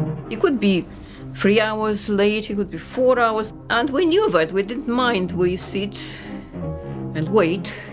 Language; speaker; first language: English; non-native, fluent; Russian